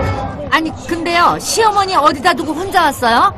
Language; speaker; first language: Korean; native; Korean